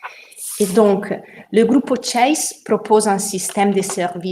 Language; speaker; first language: French; non-native, learner; Italian